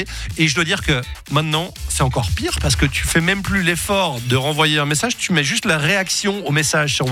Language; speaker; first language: French; native; French